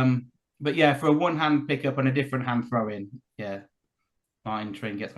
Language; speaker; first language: English; native; English